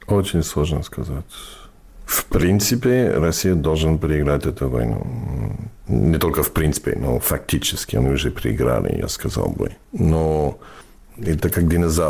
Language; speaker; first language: Russian; non-native, fluent; English